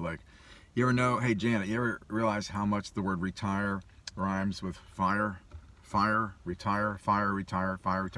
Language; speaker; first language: English; native; English